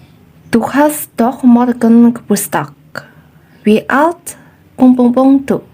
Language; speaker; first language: German; non-native, fluent; Indonesian